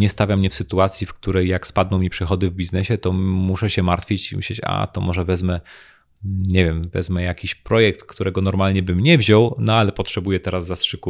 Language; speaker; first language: Polish; native; Polish